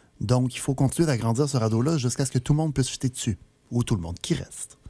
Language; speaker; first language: French; native; French